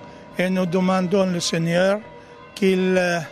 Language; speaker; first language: French; non-native, fluent; Arabic